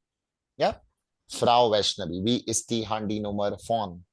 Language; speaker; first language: German; non-native, fluent; Hindi